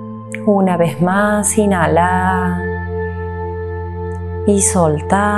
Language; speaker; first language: Spanish; native; Spanish